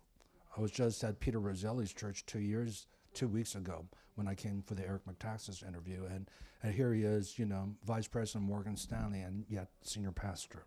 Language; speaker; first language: English; native; English